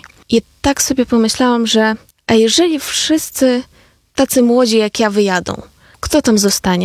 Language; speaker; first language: Polish; non-native, fluent; Ukrainian